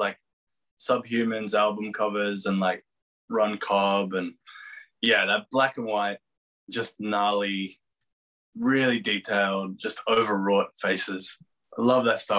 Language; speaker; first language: English; native; English